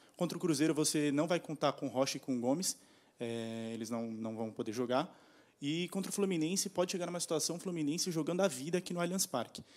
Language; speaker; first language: Portuguese; native; Portuguese